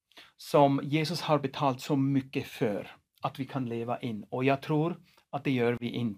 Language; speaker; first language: Swedish; non-native, fluent; German